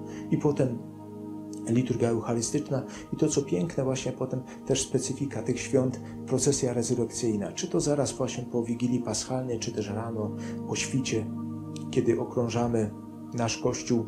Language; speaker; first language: Polish; native; Polish